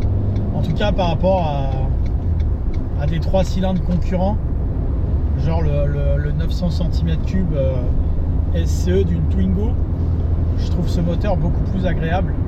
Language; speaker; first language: French; native; French